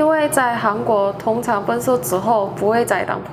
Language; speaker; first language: Chinese; non-native, fluent; Korean